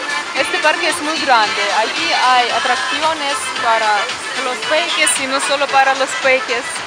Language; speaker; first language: Spanish; non-native, fluent; Russian